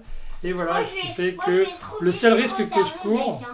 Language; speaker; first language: French; native; French